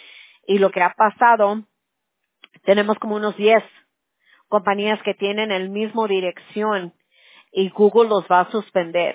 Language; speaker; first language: Spanish; early bilingual, heritage; Spanish